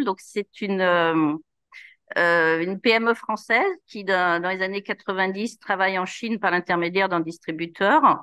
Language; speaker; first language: French; native; French